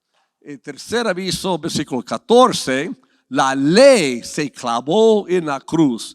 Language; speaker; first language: Spanish; non-native, fluent; English